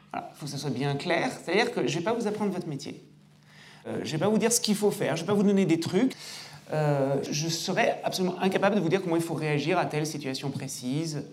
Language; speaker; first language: French; native; French